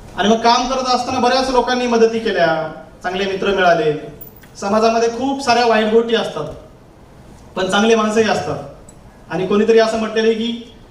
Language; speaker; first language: Marathi; native; Marathi